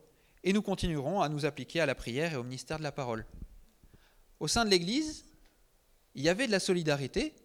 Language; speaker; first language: French; native; French